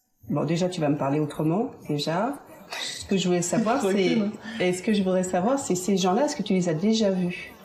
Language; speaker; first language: French; native; French